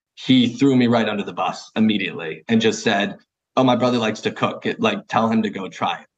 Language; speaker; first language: English; native; English